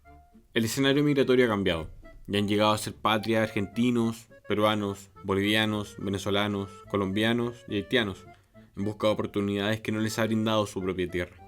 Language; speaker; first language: Spanish; native; Spanish